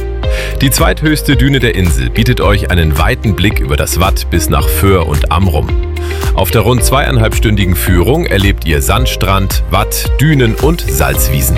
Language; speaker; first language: German; native; German